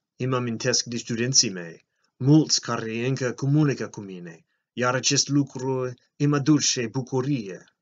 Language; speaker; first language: Romanian; non-native, learner; English